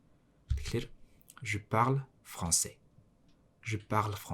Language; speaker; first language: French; non-native, learner; Mongolian